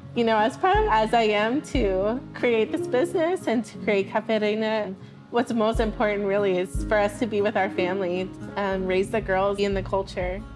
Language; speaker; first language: English; native; English